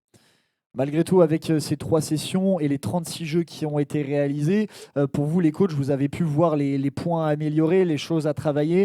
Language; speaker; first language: French; native; French